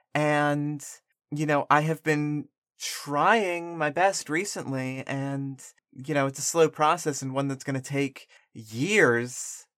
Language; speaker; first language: English; early bilingual, other home language; Spanish